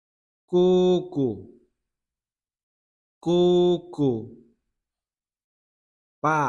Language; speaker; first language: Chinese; non-native, fluent; Lao